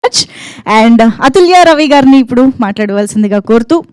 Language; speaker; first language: Telugu; native; Telugu